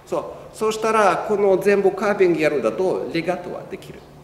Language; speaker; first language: Japanese; non-native, learner; Russian